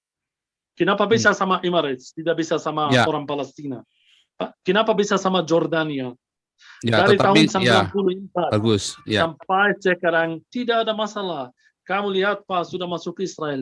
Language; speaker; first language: Indonesian; non-native, fluent; Arabic